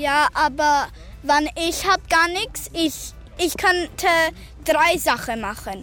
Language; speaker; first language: German; non-native, learner; English